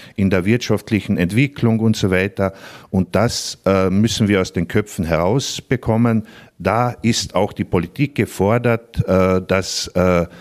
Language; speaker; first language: German; non-native, local second language; Slovenian